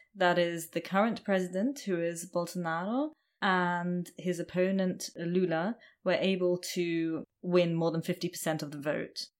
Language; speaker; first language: English; native; English